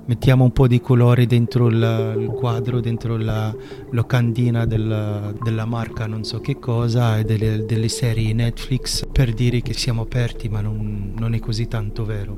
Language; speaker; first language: Italian; non-native, fluent; Arabic